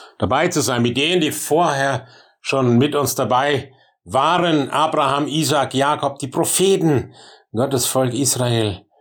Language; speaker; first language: German; native; German